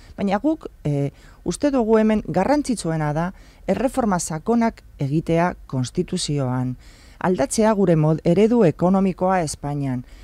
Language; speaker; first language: Basque; non-native, local second language; Spanish